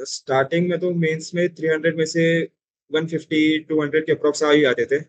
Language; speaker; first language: Hindi; non-native, local second language; Marathi